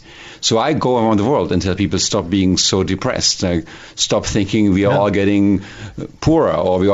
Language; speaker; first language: English; non-native, fluent; German